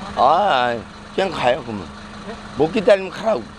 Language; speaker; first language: Korean; native; Korean